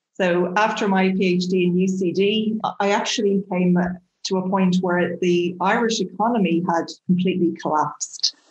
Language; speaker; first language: English; native; English